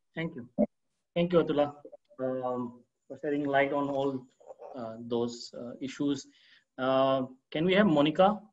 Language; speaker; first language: English; non-native, local second language; Manipuri